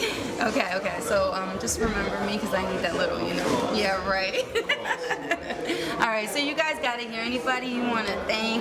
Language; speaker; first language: English; native; English